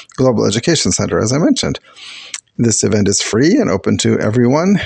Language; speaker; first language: English; native; English